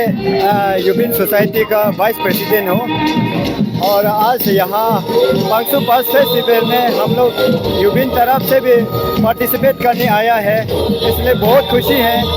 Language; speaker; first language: Hindi; non-native, local second language; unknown